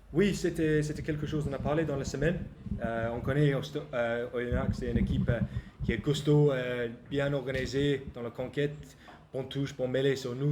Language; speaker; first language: French; non-native, learner; English